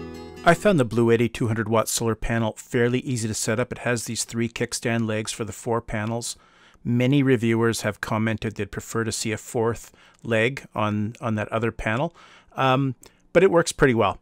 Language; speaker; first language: English; native; English